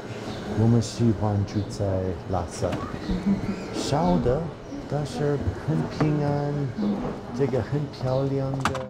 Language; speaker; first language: Chinese; non-native, learner; English